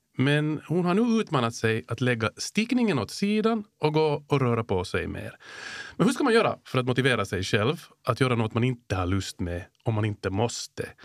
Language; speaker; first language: Swedish; native; Swedish